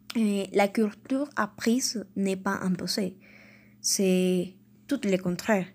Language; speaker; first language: French; non-native, fluent; Spanish